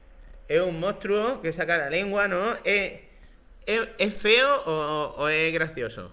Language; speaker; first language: Spanish; native; Spanish